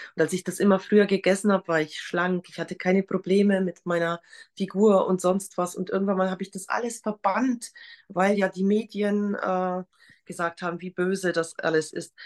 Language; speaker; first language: German; non-native, fluent; Polish